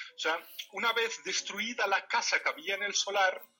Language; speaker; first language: Spanish; non-native, fluent; Riffian